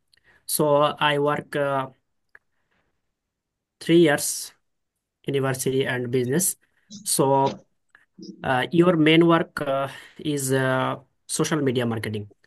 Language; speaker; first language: English; non-native, learner; Bangla